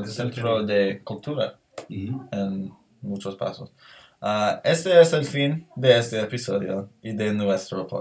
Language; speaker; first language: Spanish; non-native, learner; English